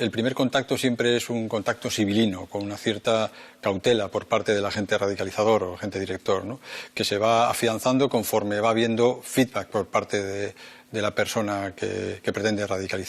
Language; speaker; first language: Spanish; native; Spanish